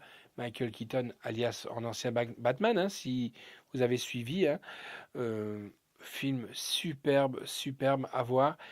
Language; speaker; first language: French; native; French